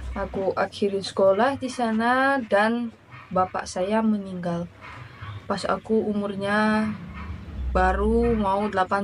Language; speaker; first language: Indonesian; early bilingual, other home language; Russian